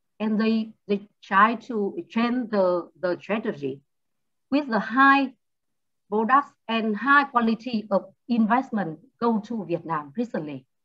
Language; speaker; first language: English; non-native, learner; Vietnamese